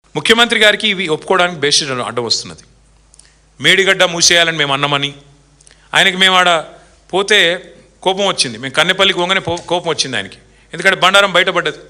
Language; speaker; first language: Telugu; native; Telugu